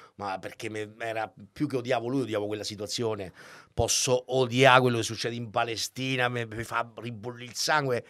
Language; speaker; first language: Italian; native; Italian